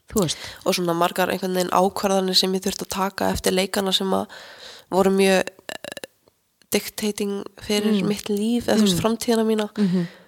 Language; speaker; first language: Icelandic; native; Icelandic